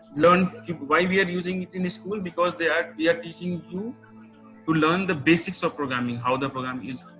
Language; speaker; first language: English; non-native, local second language; Nepali